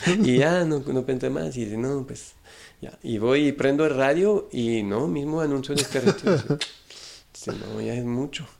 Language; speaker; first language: Spanish; non-native, fluent; French